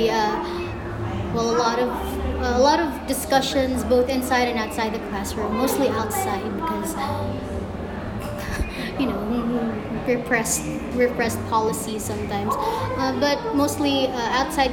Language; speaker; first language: English; non-native, local second language; Filipino